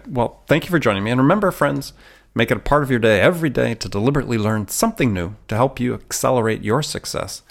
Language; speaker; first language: English; non-native, fluent; Greek